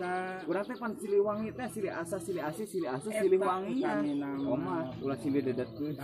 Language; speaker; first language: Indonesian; non-native, local second language; Sundanese